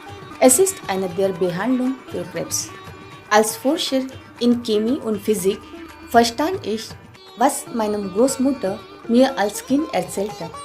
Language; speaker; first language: German; non-native, fluent; Marathi